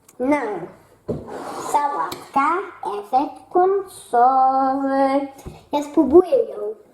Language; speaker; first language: Polish; early bilingual, heritage; Polish